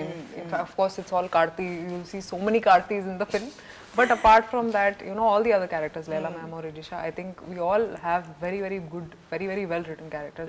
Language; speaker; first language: Telugu; non-native, fluent; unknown